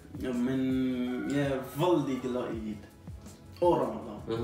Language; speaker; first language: Norwegian; non-native, learner; Persian